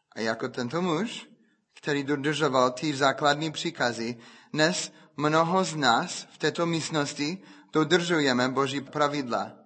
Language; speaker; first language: Czech; non-native, fluent; English